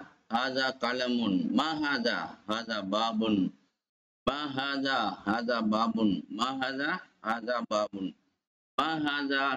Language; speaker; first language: Arabic; non-native, fluent; Tamil